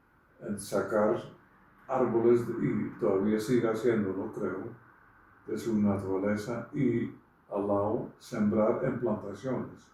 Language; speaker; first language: Spanish; non-native, fluent; Dutch